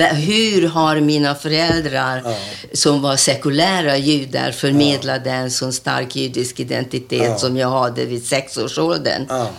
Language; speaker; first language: Swedish; non-native, fluent; Hungarian